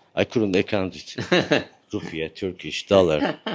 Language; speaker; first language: English; non-native, learner; Turkish